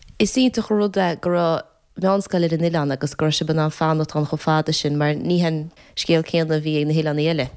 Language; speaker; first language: Irish; native; Irish